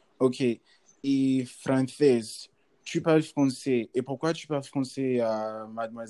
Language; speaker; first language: French; non-native, learner; English